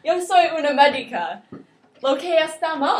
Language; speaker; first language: Spanish; non-native, learner; English